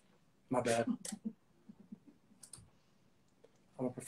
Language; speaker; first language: English; native; English